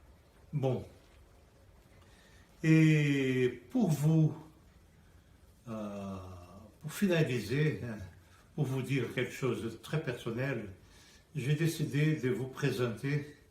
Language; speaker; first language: French; non-native, fluent; Portuguese